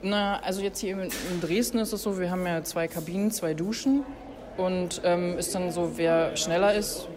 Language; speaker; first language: German; native; German